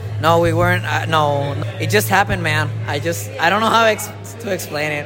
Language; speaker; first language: English; non-native, learner; Spanish